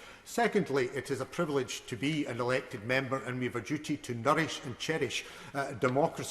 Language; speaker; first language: English; native; English